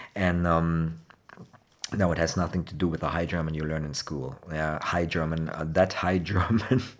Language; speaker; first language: English; non-native, fluent; German